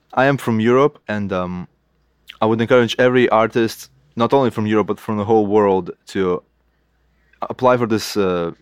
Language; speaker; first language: English; non-native, fluent; Lithuanian